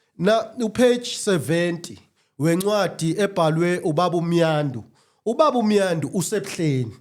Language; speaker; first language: Zulu; native; Zulu